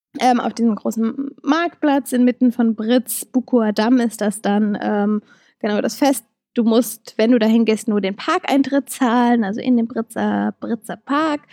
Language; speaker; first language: German; native; German